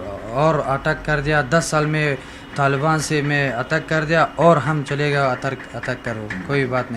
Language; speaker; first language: Hindi; non-native, learner; Persian